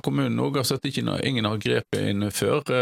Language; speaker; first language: Norwegian; native; Norwegian